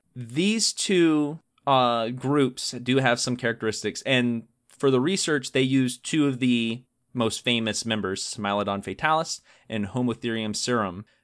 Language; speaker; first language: English; native; English